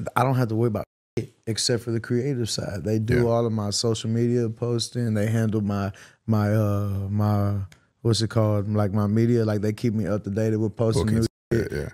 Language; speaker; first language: English; native; English